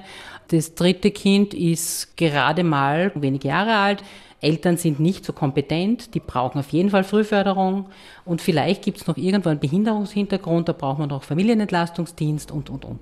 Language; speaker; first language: German; native; German